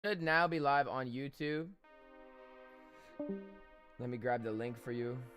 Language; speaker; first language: English; native; English